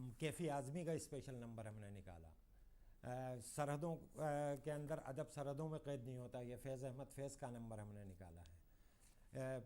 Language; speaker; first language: Urdu; native; Urdu